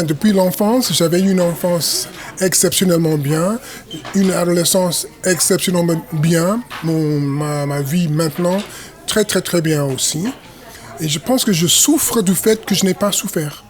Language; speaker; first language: French; non-native, fluent; English